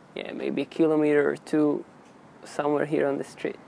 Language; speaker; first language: English; non-native, fluent; Hebrew